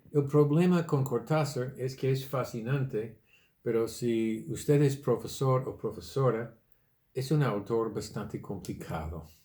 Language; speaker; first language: Spanish; non-native, fluent; English